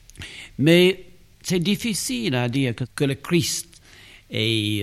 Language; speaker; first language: French; non-native, fluent; English